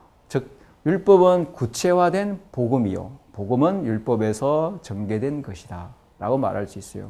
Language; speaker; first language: Korean; native; Korean